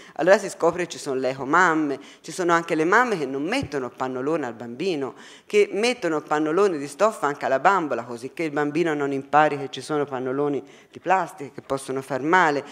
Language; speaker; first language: Italian; native; Italian